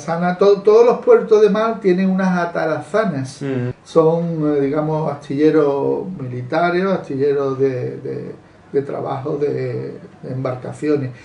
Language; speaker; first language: Spanish; native; Spanish